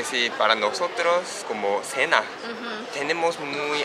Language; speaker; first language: Spanish; non-native, learner; Japanese